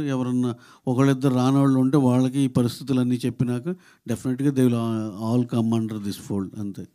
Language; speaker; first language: Telugu; native; Telugu